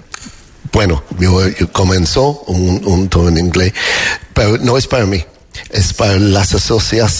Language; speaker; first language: Spanish; non-native, learner; English